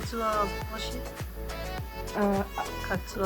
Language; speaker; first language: Japanese; non-native, learner; English